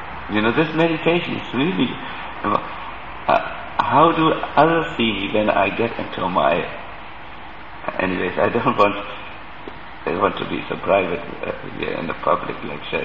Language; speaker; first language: English; non-native, fluent; German